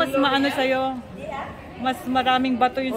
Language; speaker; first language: Filipino; native; Filipino